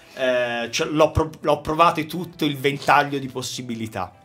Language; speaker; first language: Italian; native; Italian